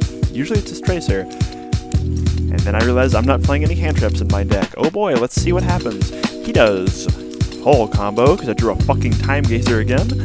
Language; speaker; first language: English; native; English